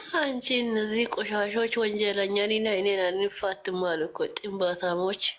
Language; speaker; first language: Amharic; native; Amharic